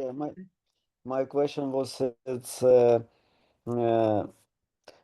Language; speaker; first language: English; non-native, learner; Ukrainian